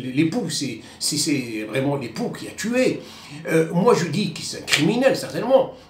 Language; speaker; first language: French; non-native, local second language; Arabic